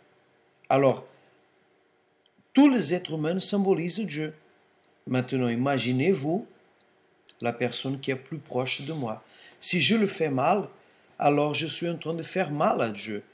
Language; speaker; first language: French; non-native, fluent; Portuguese